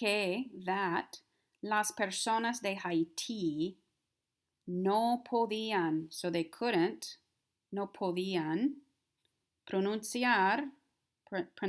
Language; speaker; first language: Spanish; non-native, fluent; English